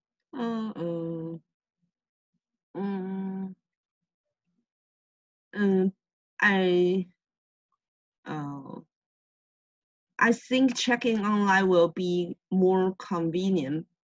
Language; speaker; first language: English; non-native, learner; Chinese